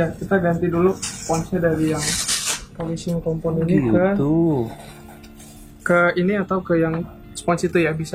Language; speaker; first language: Indonesian; native; Indonesian